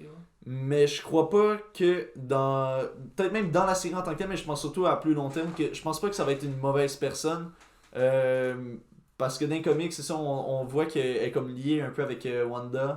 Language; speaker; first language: French; native; French